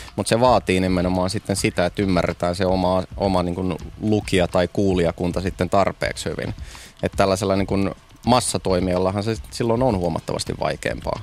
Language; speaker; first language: Finnish; native; Finnish